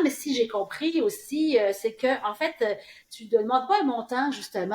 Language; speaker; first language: French; native; French